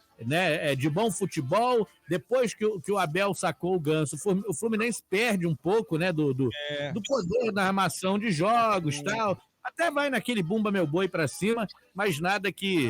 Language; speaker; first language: Portuguese; native; Portuguese